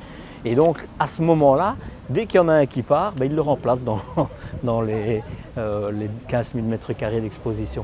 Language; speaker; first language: French; native; French